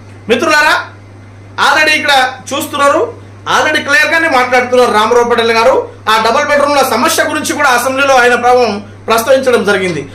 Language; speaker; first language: Telugu; non-native, local second language; Marathi